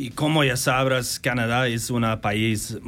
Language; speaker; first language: Spanish; non-native, learner; English